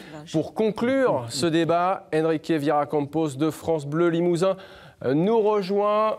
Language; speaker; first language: French; native; French